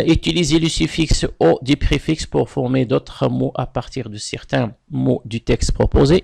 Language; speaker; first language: French; non-native, local second language; Arabic